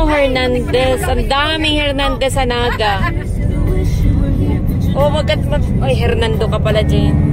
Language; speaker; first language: Filipino; native; Filipino